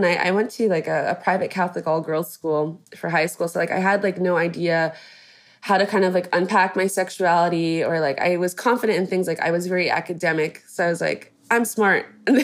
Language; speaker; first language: English; native; English